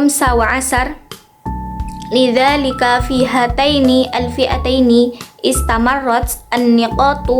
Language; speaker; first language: Arabic; non-native, learner; Indonesian